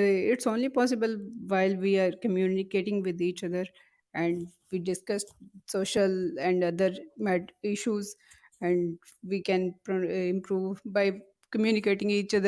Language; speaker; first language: English; non-native, learner; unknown